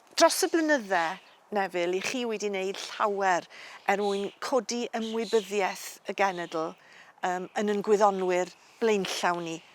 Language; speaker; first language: Welsh; native; Welsh